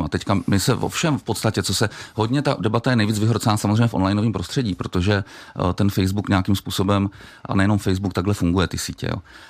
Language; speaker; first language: Czech; native; Czech